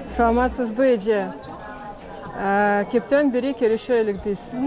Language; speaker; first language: Kyrgyz; non-native, learner; Russian